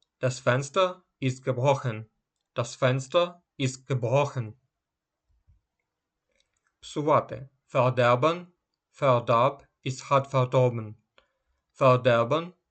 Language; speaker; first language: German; non-native, fluent; Ukrainian